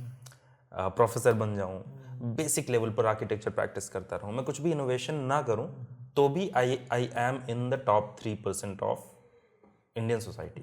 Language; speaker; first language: Hindi; native; Hindi